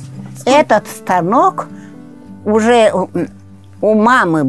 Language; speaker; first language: Russian; non-native, local second language; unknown